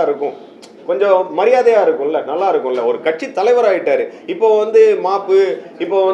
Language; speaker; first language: Tamil; native; Tamil